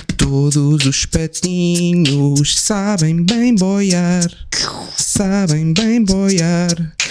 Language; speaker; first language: Portuguese; non-native, fluent; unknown